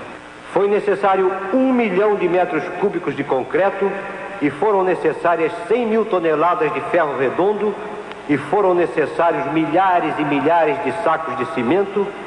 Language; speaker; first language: Portuguese; native; Portuguese